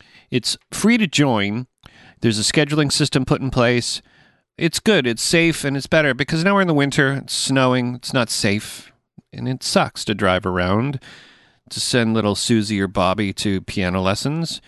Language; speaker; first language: English; native; English